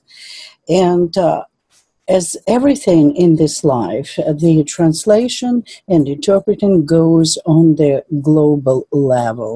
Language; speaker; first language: English; non-native, fluent; Russian